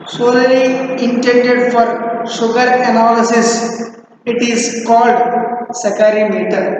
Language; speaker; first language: English; non-native, local second language; Telugu